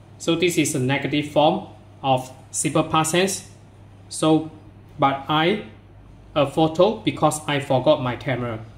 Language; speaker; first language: English; non-native, local second language; Chinese